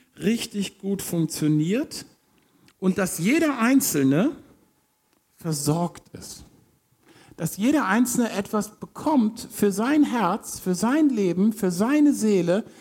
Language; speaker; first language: German; native; German